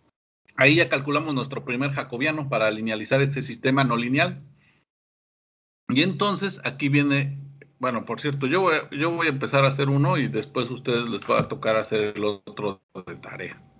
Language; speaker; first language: Spanish; native; Spanish